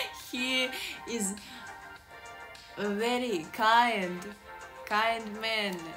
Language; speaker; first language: English; non-native, learner; Russian